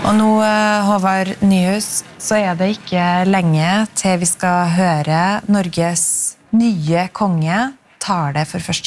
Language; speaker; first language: Norwegian; native; Norwegian